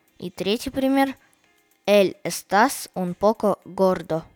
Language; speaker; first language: Spanish; non-native, learner; Russian